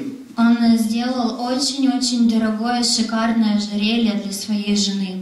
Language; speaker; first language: Russian; native; Russian